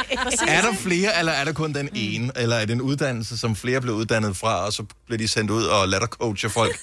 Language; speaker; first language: Danish; native; Danish